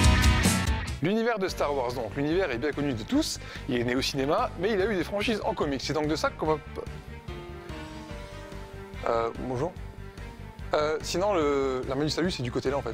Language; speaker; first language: French; native; French